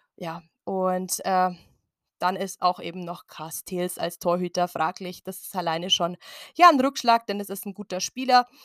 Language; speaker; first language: German; native; German